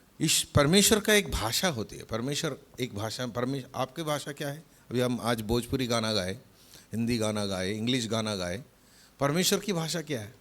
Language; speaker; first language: Hindi; non-native, local second language; Malayalam